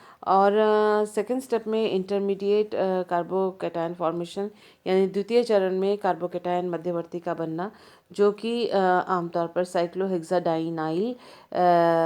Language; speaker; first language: Hindi; native; Hindi